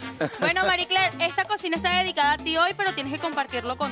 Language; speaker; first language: Spanish; native; Spanish